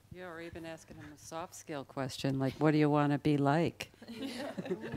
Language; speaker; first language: English; native; English